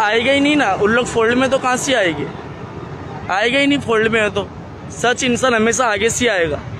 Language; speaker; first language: Hindi; non-native, local second language; Gujarati